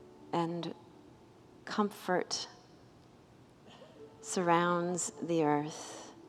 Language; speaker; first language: English; native; English